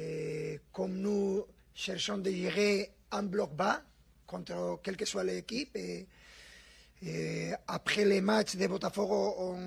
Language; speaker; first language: French; non-native, fluent; Spanish